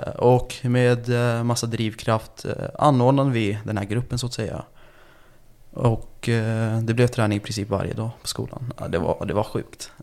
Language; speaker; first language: Swedish; early bilingual, other home language; Turkish